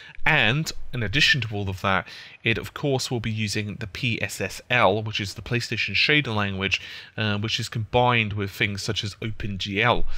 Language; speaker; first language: English; native; English